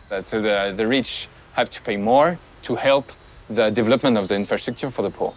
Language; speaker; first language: English; non-native, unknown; French